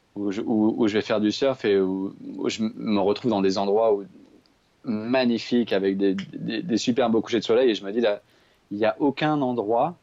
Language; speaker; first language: French; native; French